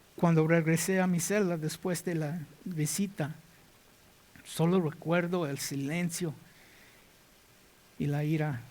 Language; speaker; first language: Spanish; non-native, learner; English